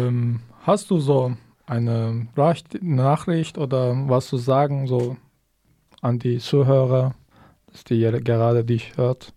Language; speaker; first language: German; non-native, fluent; Kurdish